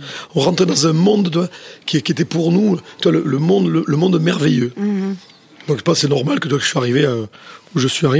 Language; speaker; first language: French; native; French